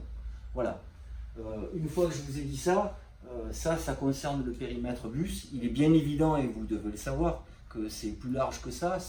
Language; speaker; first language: French; native; French